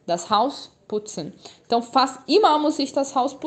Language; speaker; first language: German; non-native, fluent; Portuguese